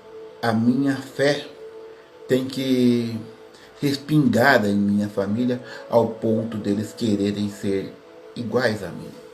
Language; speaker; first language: Portuguese; native; Portuguese